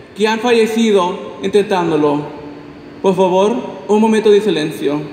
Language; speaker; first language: Spanish; early bilingual, heritage; Spanish